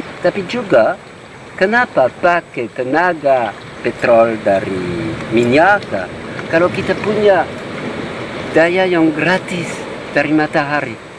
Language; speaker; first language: Indonesian; non-native, fluent; French